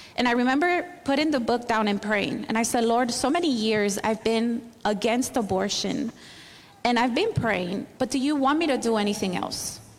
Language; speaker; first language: English; non-native, fluent; Spanish